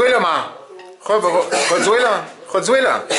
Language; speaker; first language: Chinese; non-native, learner; French